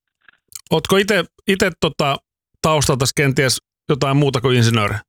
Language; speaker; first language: Finnish; native; Finnish